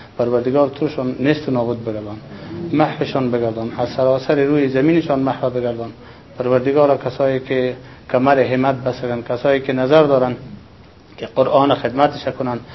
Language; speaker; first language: Persian; native; Persian